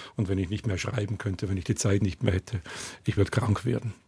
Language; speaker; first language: German; native; German